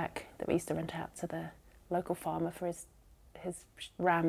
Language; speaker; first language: English; native; English